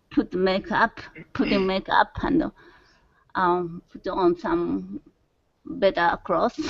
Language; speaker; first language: English; non-native, learner; Japanese